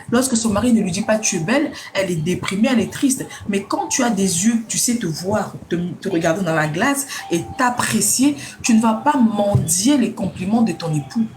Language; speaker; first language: French; non-native, local second language; Lingala